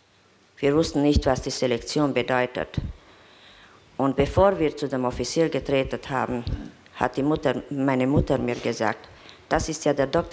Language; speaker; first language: German; non-native, fluent; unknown